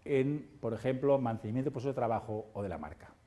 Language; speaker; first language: Spanish; native; Spanish